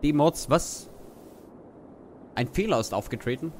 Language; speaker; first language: German; native; German